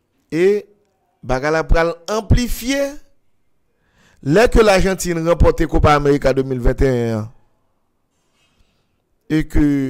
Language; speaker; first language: French; non-native, local second language; Haitian Creole